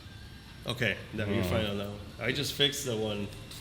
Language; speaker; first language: English; native; English